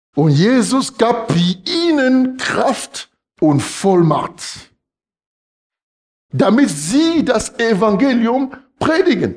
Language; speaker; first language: German; non-native, fluent; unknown